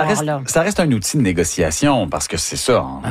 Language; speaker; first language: French; native; French